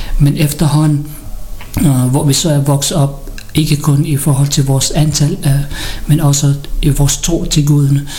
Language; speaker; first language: Danish; early bilingual, other home language; Filipino